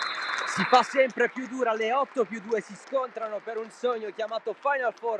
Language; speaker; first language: Italian; native; Italian